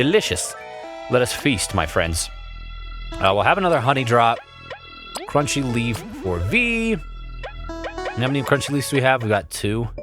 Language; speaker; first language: English; native; English